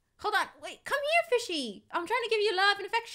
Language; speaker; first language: English; native; English